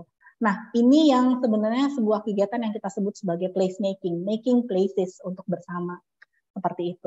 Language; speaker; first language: Indonesian; native; Indonesian